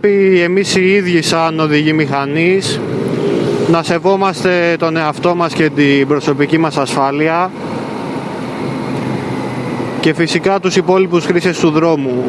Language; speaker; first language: Greek; native; Greek